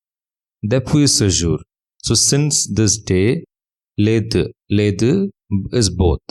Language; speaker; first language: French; non-native, fluent; English